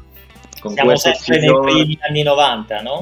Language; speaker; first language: Italian; native; Italian